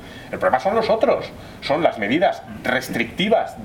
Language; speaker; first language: Spanish; native; Spanish